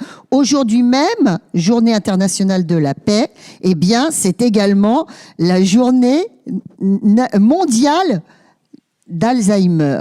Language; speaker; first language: French; native; French